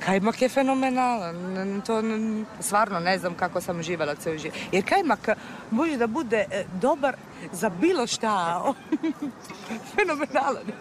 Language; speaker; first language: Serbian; non-native, fluent; Italian